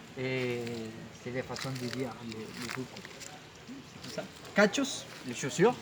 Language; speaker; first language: French; non-native, fluent; Spanish